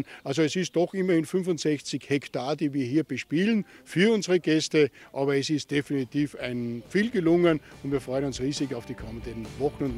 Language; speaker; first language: German; native; German